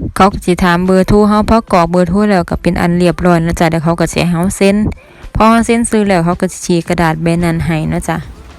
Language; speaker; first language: Thai; native; Thai